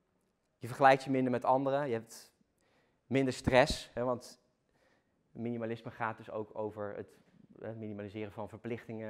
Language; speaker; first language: Dutch; native; Dutch